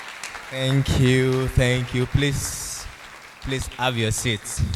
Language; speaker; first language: English; non-native, local second language; Yoruba